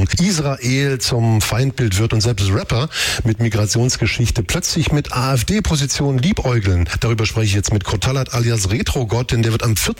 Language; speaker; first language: German; native; German